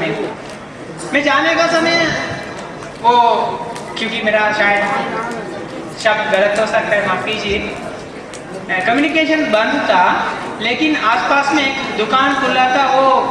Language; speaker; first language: Hindi; non-native, learner; Sinhala